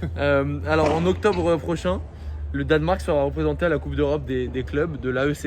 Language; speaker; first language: French; native; French